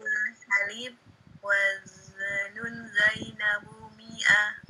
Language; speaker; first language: Arabic; non-native, learner; Indonesian